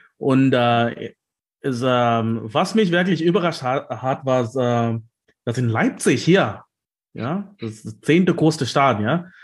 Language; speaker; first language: German; non-native, learner; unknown